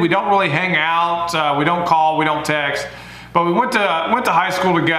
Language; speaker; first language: English; native; English